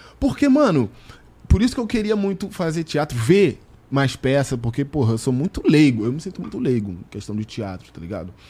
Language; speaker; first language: Portuguese; native; Portuguese